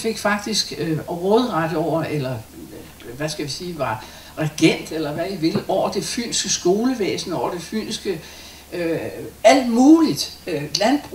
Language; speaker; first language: Danish; native; Danish